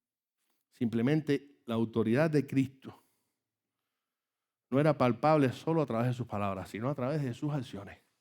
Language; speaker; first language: Spanish; native; Spanish